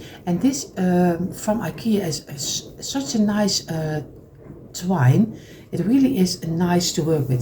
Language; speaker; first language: English; non-native, fluent; Dutch